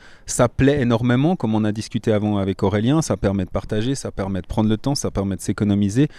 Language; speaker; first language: French; native; French